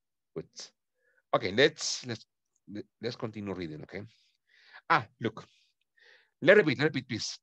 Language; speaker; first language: English; non-native, fluent; Spanish